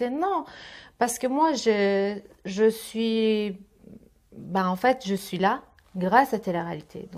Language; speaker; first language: French; native; French